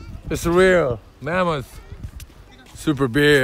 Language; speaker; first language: English; non-native, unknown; Korean